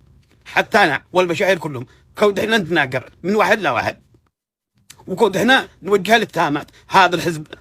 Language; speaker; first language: Arabic; native; Arabic